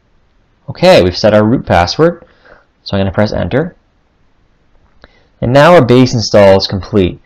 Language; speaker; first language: English; native; English